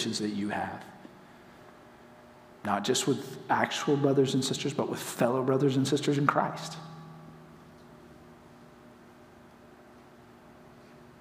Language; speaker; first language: English; native; English